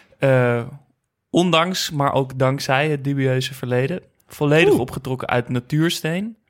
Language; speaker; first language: Dutch; native; Dutch